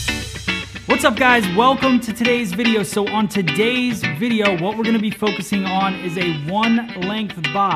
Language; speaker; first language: English; native; English